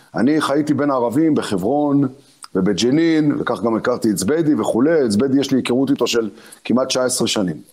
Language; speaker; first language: Hebrew; early bilingual, other home language; Arabic